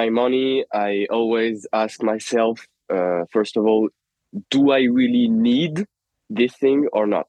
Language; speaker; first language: English; non-native, fluent; French